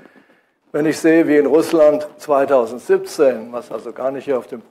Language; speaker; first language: German; native; German